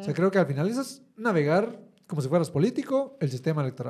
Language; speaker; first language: Spanish; native; Spanish